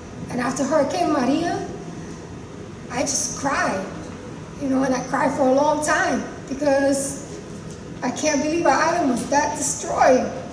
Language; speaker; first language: English; early bilingual, other home language; Spanish